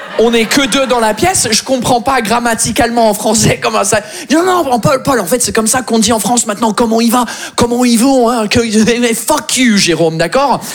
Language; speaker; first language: French; non-native, fluent; English